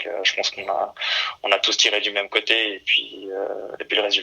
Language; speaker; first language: French; early bilingual, other home language; Portuguese